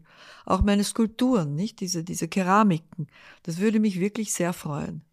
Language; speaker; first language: German; early bilingual, other home language; Dutch